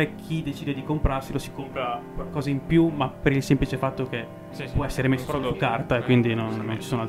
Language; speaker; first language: Italian; native; Italian